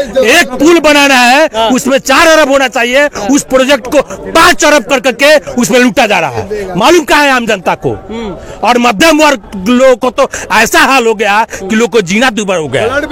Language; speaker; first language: Hindi; native; Hindi